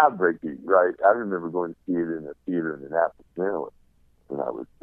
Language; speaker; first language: English; native; English